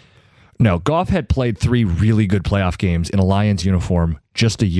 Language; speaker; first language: English; native; English